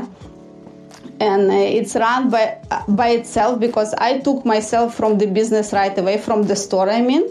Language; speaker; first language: English; non-native, fluent; Russian